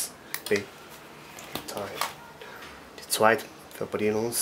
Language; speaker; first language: German; non-native, learner; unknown